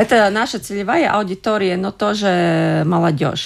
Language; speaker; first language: Russian; non-native, local second language; Latvian